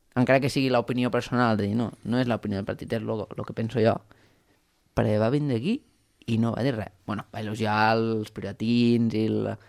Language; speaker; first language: Catalan; native; Catalan